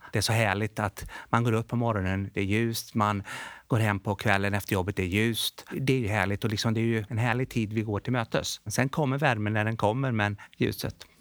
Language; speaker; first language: Swedish; early bilingual, other home language; Bosnian